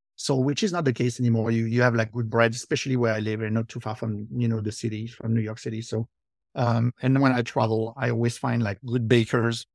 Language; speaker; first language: English; non-native, fluent; French